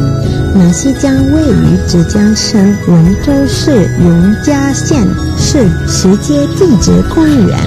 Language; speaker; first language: Chinese; non-native, fluent; Italian